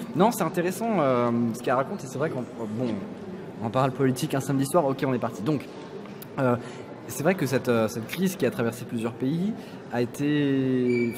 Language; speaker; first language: French; native; French